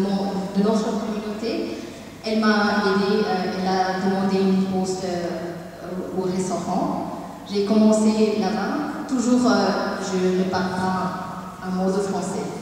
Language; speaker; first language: French; non-native, learner; Tamil